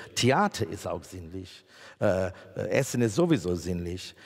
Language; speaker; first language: German; non-native, fluent; English